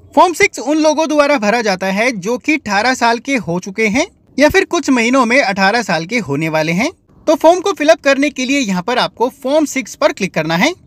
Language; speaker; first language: Hindi; native; Hindi